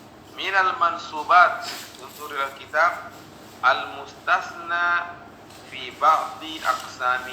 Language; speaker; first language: Arabic; non-native, fluent; Indonesian